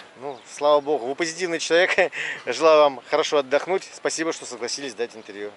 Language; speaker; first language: Russian; native; Russian